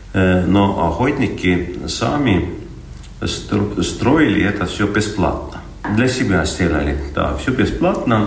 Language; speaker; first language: Russian; non-native, local second language; Estonian